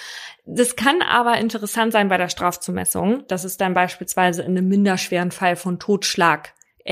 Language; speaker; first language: German; native; German